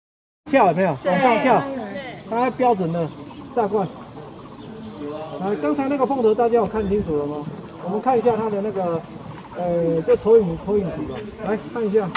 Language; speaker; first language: Chinese; native; Chinese